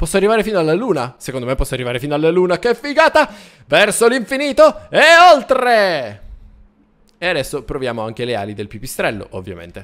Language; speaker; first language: Italian; native; Italian